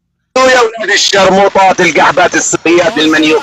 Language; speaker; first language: Arabic; native; Arabic